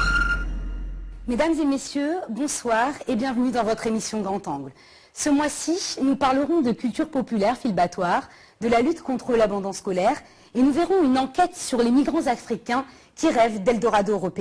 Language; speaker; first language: French; non-native, local second language; Arabic